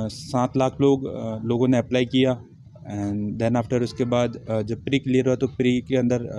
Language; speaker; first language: Hindi; native; Hindi